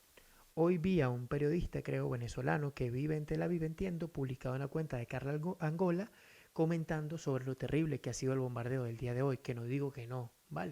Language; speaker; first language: Spanish; native; Spanish